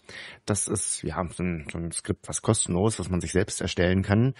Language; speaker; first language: German; native; German